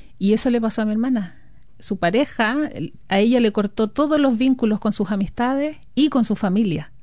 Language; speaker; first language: Spanish; native; Spanish